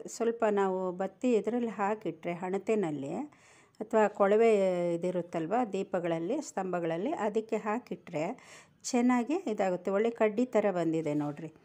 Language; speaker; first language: Kannada; non-native, local second language; Telugu